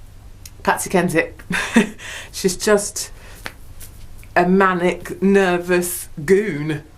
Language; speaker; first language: English; native; English